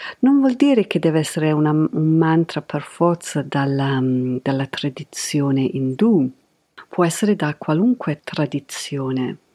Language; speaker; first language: Italian; non-native, fluent; English